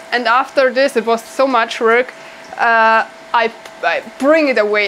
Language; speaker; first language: English; non-native, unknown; German